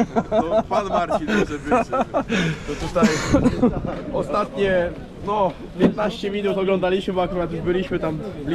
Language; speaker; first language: Polish; native; Polish